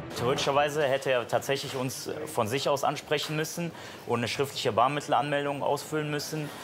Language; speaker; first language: German; native; German